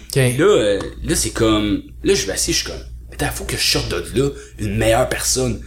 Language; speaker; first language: French; native; French